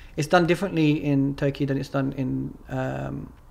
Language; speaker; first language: English; native; English